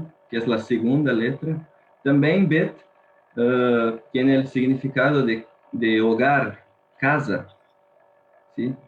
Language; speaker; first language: Spanish; non-native, learner; Portuguese